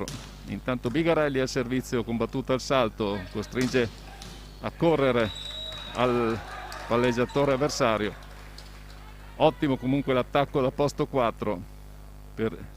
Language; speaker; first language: Italian; native; Italian